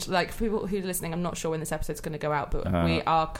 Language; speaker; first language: English; native; English